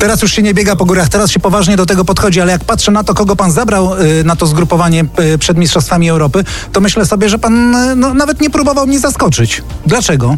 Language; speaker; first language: Polish; native; Polish